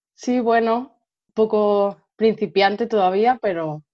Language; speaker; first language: Spanish; native; Spanish